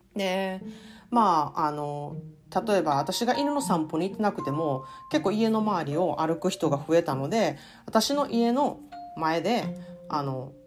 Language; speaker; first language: Japanese; native; Japanese